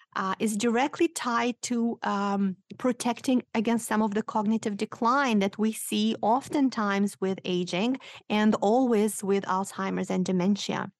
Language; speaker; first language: English; non-native, fluent; Romanian